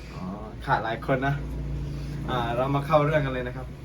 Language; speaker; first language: Thai; native; Thai